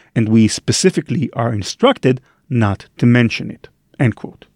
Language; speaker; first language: English; non-native, fluent; Hebrew